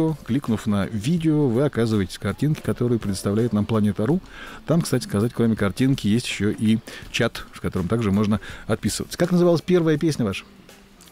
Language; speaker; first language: Russian; native; Russian